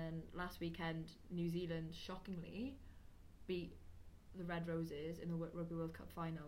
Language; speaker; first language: English; native; English